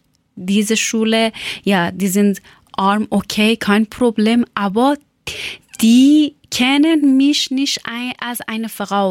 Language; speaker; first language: German; non-native, learner; Persian